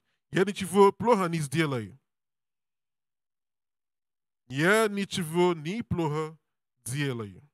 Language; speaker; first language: Russian; non-native, learner; English